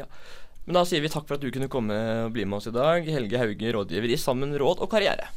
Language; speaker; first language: Norwegian; native; Norwegian